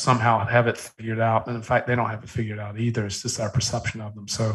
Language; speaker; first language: English; native; English